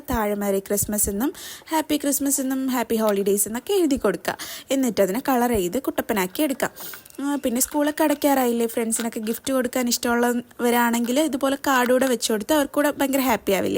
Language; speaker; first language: Malayalam; native; Malayalam